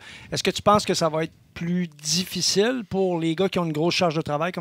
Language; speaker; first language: French; native; French